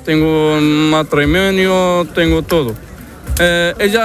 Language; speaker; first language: Spanish; non-native, learner; Arabic